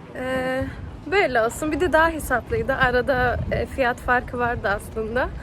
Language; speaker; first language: Turkish; early bilingual, heritage; Turkish